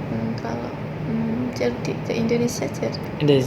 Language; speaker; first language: Indonesian; non-native, learner; Malay